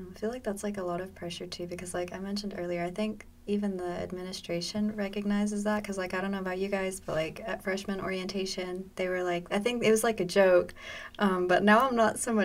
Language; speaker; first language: English; native; English